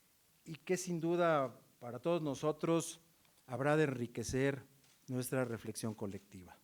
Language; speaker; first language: Spanish; native; Spanish